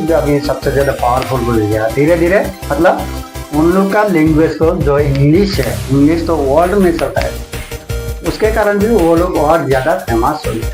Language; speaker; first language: Hindi; non-native, local second language; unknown